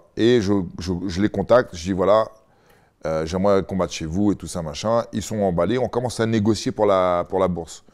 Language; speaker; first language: French; native; French